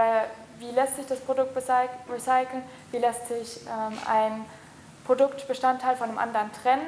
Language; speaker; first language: German; native; German